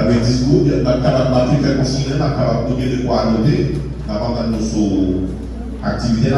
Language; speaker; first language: French; non-native, local second language; Haitian Creole